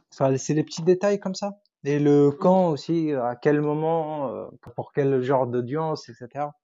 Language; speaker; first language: French; non-native, local second language; Arabic